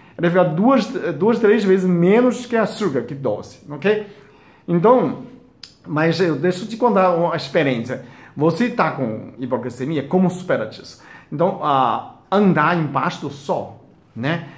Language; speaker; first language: Portuguese; non-native, fluent; Chinese